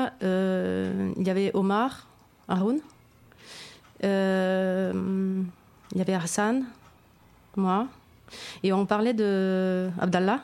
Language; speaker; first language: French; non-native, fluent; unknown